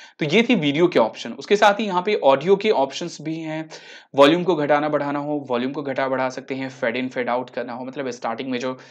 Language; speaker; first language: Hindi; native; Hindi